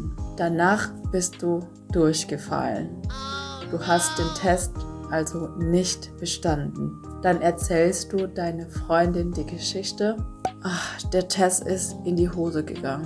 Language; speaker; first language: German; non-native, fluent; Vietnamese